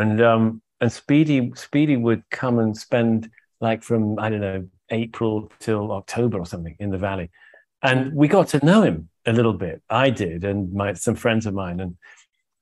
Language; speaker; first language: English; native; English